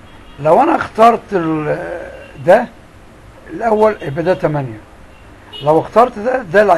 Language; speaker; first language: Arabic; native; Arabic